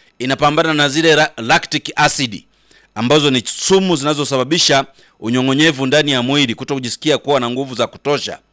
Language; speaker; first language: Swahili; native; Swahili